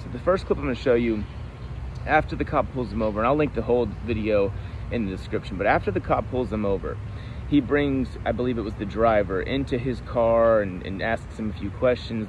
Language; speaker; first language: English; native; English